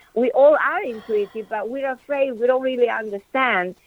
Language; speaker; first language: English; non-native, fluent; Romanian